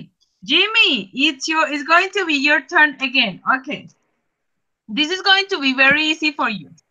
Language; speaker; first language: English; non-native, fluent; Spanish